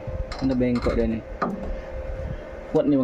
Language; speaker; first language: Indonesian; native; Indonesian